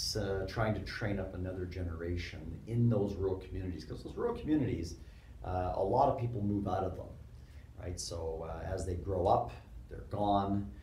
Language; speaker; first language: English; native; English